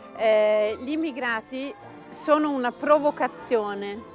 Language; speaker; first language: Italian; non-native, fluent; Danish